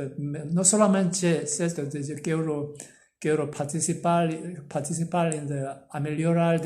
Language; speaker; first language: Portuguese; non-native, learner; Korean